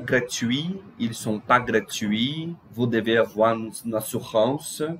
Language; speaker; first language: French; non-native, fluent; Portuguese